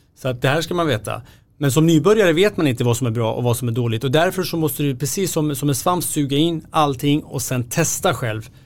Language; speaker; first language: Swedish; native; Swedish